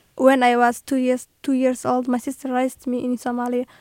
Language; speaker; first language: English; non-native, learner; Somali